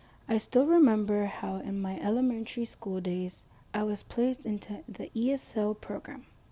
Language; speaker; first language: English; early bilingual, other home language; Spanish